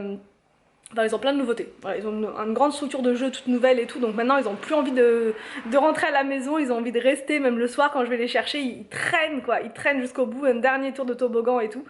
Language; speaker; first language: French; native; French